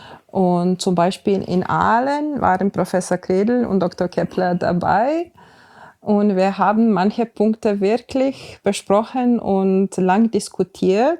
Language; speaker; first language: German; non-native, fluent; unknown